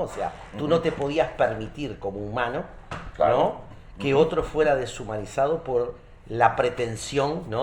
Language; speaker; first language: Spanish; native; Spanish